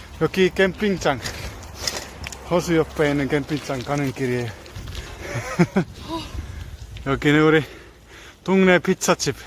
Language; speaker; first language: Korean; non-native, learner; Finnish